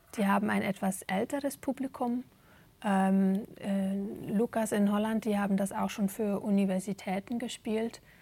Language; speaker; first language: German; native; German